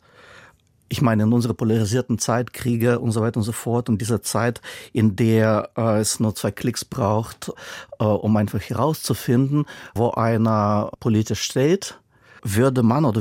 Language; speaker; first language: German; non-native, fluent; Russian